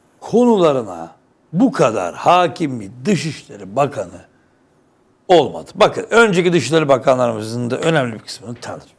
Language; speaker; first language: Turkish; native; Turkish